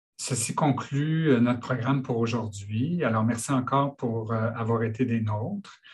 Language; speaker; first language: French; native; French